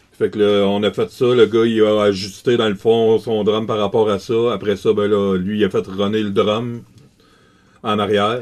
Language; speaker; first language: French; native; French